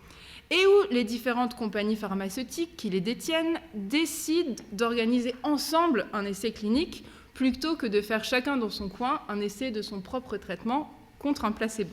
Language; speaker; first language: French; native; French